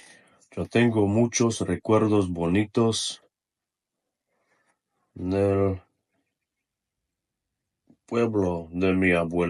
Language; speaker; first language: Spanish; non-native, learner; Russian